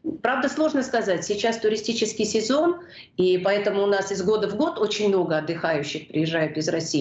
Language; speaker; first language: Russian; non-native, local second language; Georgian